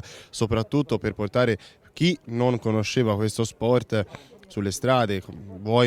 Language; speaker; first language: Italian; native; Italian